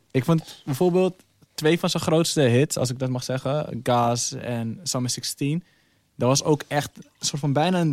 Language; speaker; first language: Dutch; early bilingual, other home language; Somali